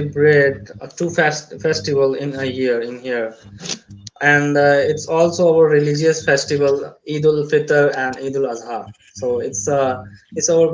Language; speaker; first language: English; non-native, learner; Urdu